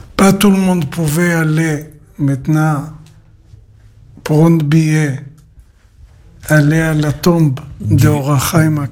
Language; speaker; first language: French; non-native, learner; Hebrew